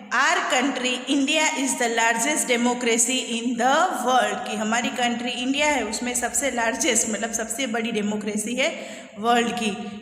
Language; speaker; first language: Hindi; native; Hindi